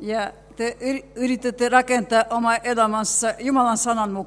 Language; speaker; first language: Finnish; non-native, fluent; Russian